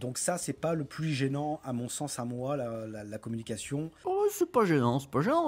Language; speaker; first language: French; native; French